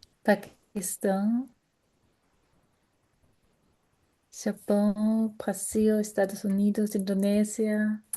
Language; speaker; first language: Portuguese; non-native, fluent; German